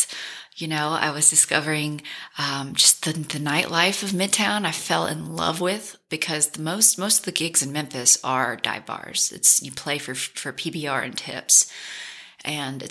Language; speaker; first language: English; native; English